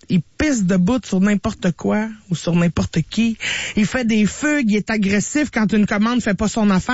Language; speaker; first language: French; native; French